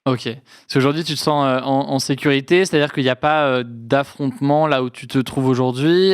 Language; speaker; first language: French; native; French